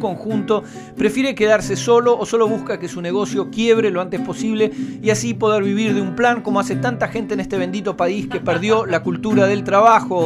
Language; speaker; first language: Spanish; native; Spanish